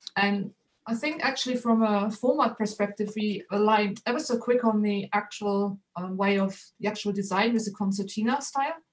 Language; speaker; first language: English; non-native, fluent; German